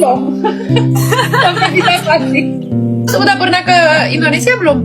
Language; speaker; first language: Indonesian; non-native, fluent; Romanian